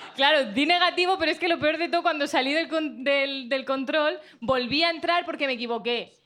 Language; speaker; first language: Spanish; native; Spanish